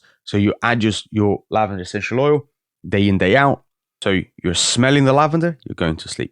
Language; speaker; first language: English; native; English